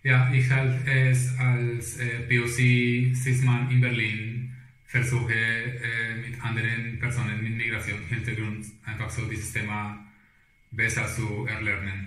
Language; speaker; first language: German; non-native, fluent; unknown